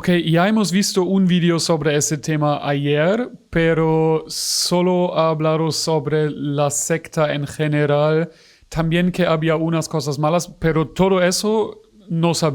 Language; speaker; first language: Spanish; non-native, fluent; German